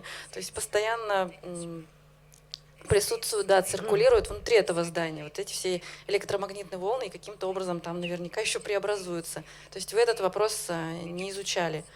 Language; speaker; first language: Russian; native; Russian